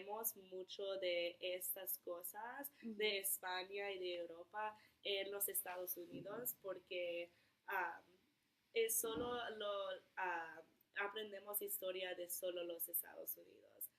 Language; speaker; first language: Spanish; non-native, learner; English